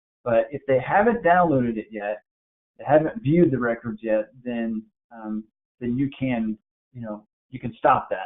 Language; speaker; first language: English; native; English